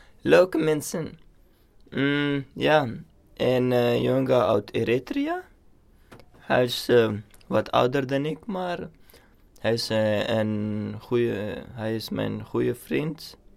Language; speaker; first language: Dutch; non-native, learner; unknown